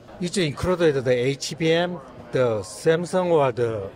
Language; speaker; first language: English; non-native, learner; Korean